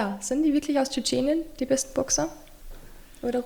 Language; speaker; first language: German; native; German